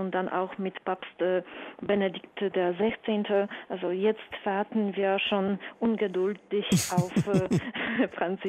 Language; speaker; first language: German; non-native, fluent; Polish